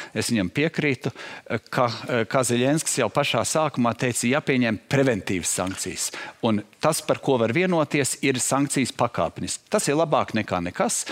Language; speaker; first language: Latvian; native; Latvian